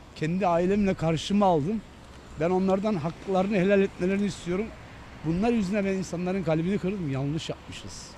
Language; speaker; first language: Turkish; native; Turkish